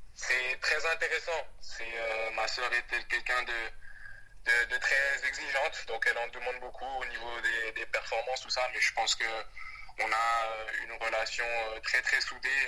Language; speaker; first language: French; early bilingual, other home language; Wolof